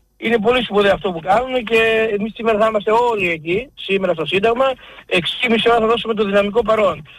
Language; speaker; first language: Greek; native; Greek